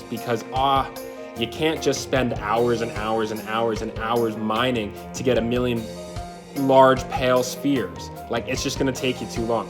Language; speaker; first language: English; native; English